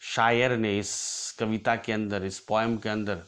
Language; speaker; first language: Hindi; non-native, local second language; Assamese